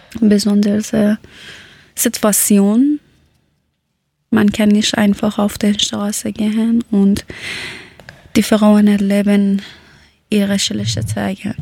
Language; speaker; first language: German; non-native, learner; Persian